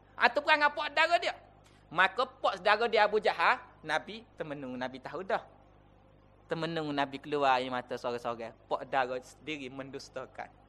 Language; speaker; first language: Malay; native; Malay